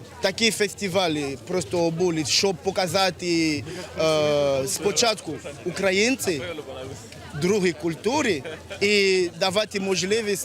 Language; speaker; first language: Ukrainian; non-native, learner; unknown